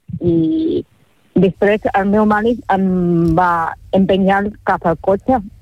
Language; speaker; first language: Catalan; non-native, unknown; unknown